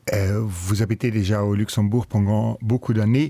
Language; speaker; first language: French; non-native, local second language; Luxembourgish